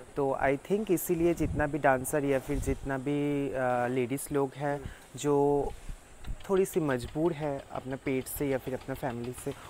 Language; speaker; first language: Hindi; non-native, local second language; Bangla